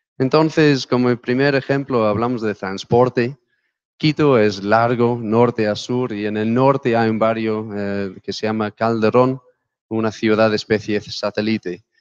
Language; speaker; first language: Spanish; non-native, fluent; English